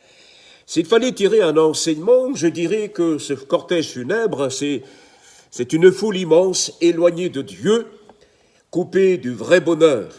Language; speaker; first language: French; native; French